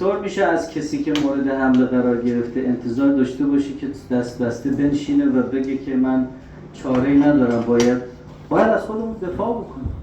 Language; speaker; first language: Persian; native; Persian